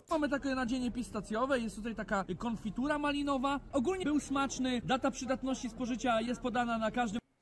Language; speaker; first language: Polish; native; Polish